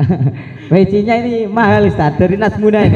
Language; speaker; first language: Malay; non-native, local second language; Javanese